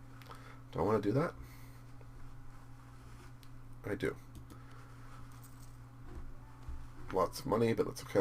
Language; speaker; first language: English; native; English